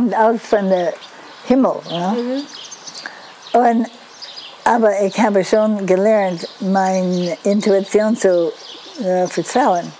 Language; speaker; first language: German; non-native, fluent; English